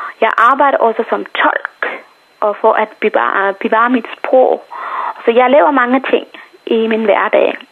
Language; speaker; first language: Danish; non-native, fluent; Tamil